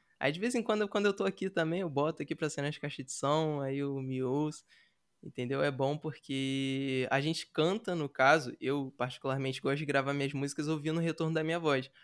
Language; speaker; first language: Portuguese; native; Portuguese